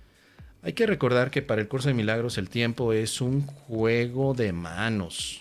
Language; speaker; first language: Spanish; native; Spanish